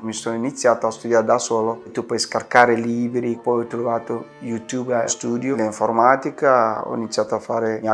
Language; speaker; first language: Italian; non-native, fluent; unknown